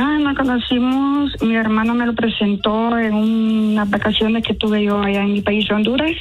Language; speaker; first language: Spanish; native; Spanish